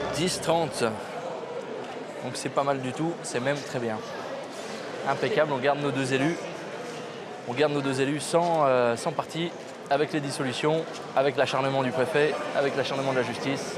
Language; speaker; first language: French; native; French